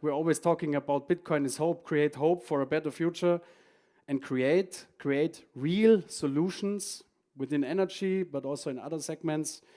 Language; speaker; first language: English; non-native, fluent; German